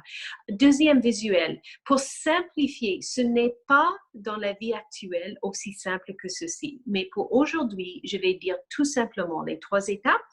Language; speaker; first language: French; non-native, fluent; English